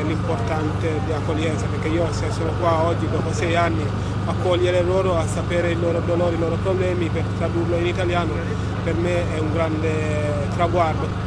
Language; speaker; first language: Italian; non-native, fluent; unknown